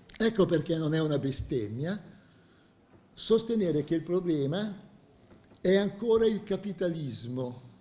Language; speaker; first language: Italian; native; Italian